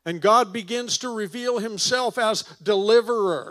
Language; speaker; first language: English; native; English